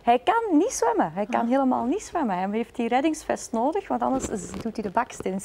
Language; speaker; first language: Dutch; native; Dutch